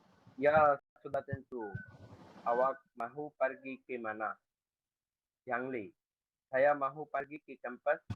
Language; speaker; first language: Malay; non-native, learner; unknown